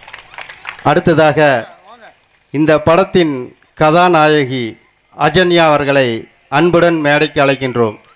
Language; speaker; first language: Tamil; native; Tamil